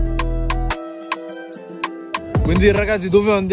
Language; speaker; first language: Italian; non-native, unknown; French